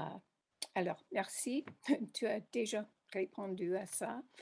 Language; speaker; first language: French; non-native, learner; English